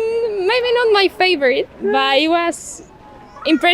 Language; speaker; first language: English; non-native, fluent; Spanish